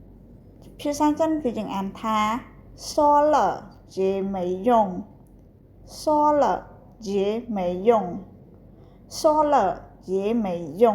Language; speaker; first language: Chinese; non-native, fluent; Khmer